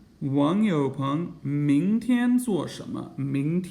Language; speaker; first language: Chinese; non-native, fluent; English